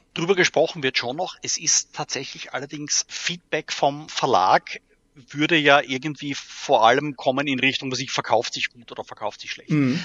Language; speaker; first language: German; native; German